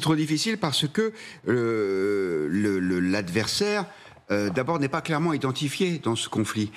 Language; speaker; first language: French; native; French